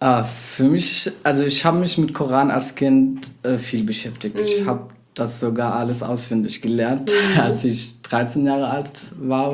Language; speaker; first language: German; non-native, fluent; Arabic